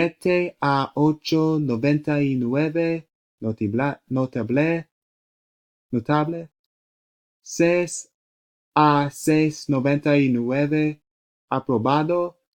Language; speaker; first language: Spanish; non-native, learner; English